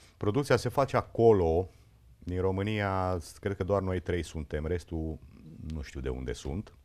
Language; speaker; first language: Romanian; native; Romanian